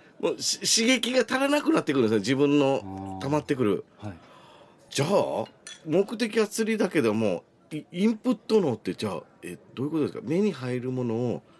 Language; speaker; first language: Japanese; native; Japanese